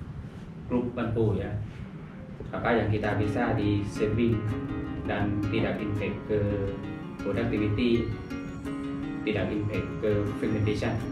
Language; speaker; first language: Indonesian; non-native, fluent; Thai